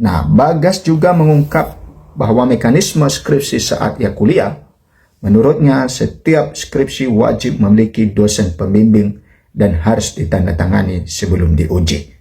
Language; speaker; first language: Indonesian; native; Indonesian